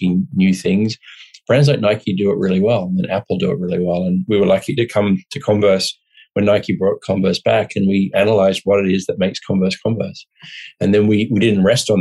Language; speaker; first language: English; native; English